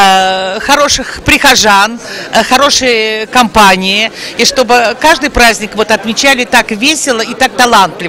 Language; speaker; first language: Russian; native; Russian